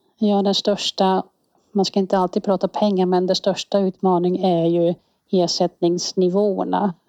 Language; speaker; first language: Swedish; non-native, fluent; Dutch